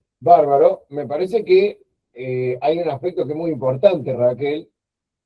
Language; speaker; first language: Spanish; native; Spanish